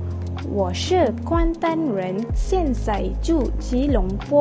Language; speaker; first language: Chinese; non-native, learner; Malay